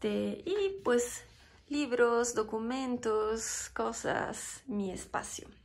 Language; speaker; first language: Spanish; non-native, fluent; Italian